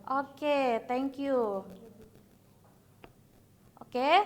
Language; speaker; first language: English; non-native, learner; Indonesian